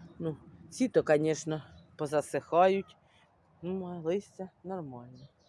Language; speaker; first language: Ukrainian; native; Ukrainian